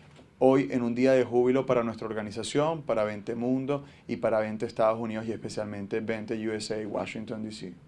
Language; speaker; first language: Spanish; native; Spanish